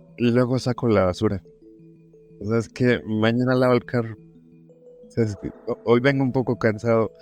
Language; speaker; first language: Spanish; early bilingual, heritage; Spanish